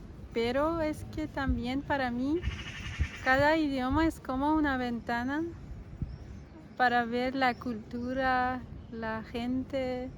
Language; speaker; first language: Spanish; non-native, learner; Persian